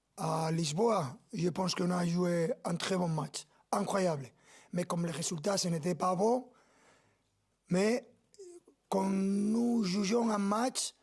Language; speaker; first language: French; non-native, fluent; Spanish